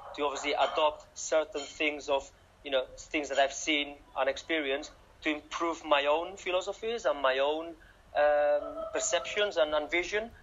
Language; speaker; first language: English; non-native, fluent; Catalan